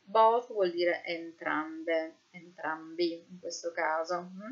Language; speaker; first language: Italian; native; Italian